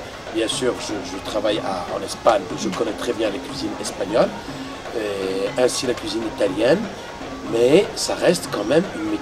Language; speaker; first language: French; non-native, local second language; Arabic